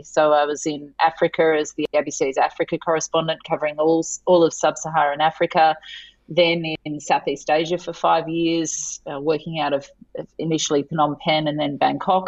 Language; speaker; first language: English; native; English